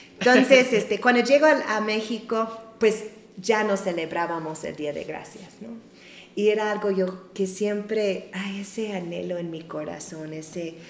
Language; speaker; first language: Spanish; non-native, fluent; English